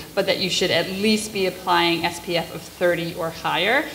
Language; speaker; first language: English; native; English